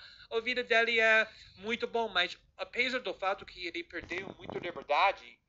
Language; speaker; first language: Portuguese; non-native, fluent; English